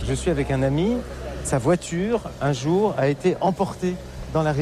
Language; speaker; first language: French; native; French